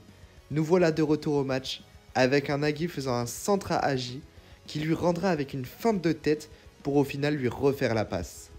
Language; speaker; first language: French; native; French